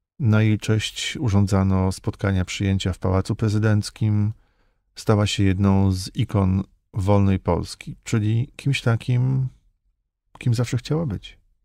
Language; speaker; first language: Polish; native; Polish